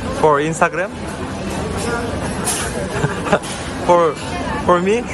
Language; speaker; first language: English; non-native, learner; Korean